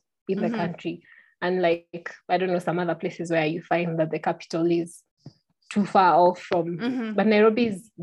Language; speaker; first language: English; non-native, local second language; Kikuyu